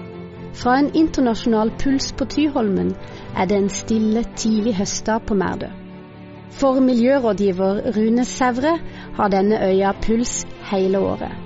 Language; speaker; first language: Norwegian; native; Norwegian